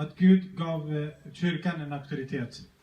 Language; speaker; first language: Swedish; early bilingual, other home language; Spanish